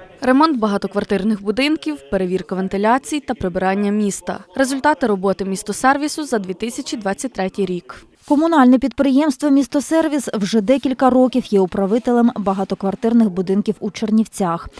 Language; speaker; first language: Ukrainian; native; Ukrainian